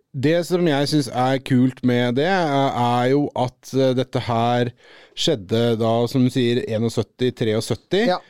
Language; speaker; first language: Norwegian; native; Norwegian